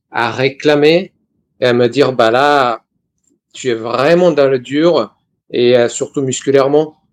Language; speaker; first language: French; non-native, fluent; Serbian